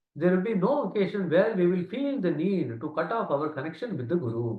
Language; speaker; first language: English; non-native, local second language; Kannada